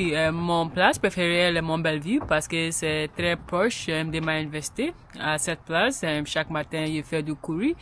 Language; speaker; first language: French; non-native, learner; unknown